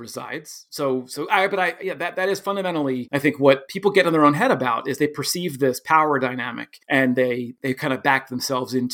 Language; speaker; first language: English; native; English